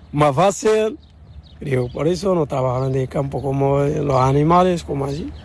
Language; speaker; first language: Spanish; non-native, learner; Arabic